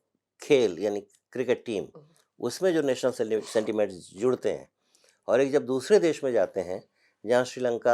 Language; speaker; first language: Hindi; native; Hindi